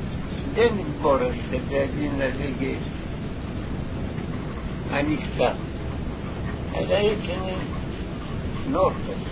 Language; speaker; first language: Greek; non-native, fluent; Russian